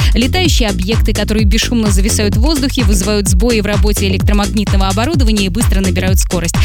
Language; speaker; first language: Russian; native; Russian